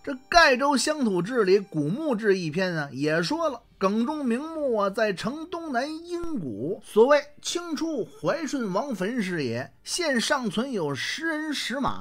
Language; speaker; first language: Chinese; native; Chinese